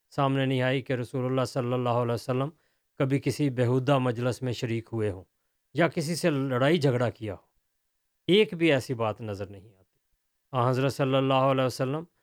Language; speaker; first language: Urdu; native; Urdu